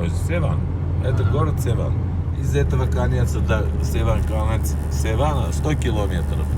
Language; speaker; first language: Russian; non-native, learner; Armenian